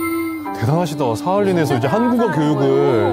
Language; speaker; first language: Korean; native; Korean